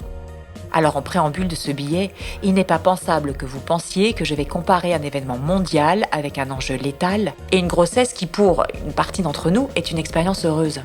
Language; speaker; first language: French; native; French